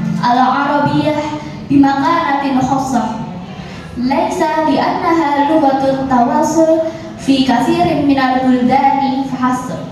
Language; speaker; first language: Arabic; non-native, learner; Indonesian